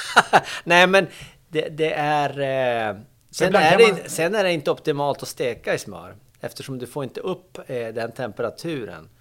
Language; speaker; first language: Swedish; native; Swedish